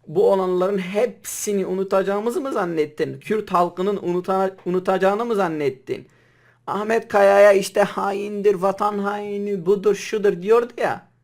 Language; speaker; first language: Turkish; non-native, local second language; Kurdish